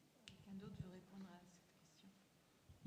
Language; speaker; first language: French; native; French